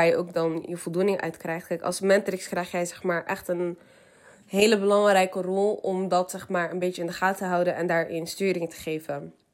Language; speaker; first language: Dutch; early bilingual, other home language; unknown